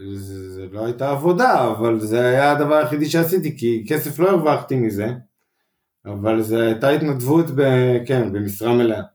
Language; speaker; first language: Hebrew; native; Hebrew